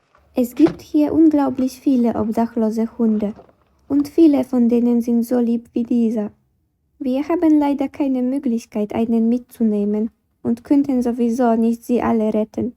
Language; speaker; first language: German; non-native, fluent; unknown